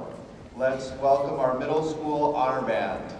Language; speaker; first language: English; native; English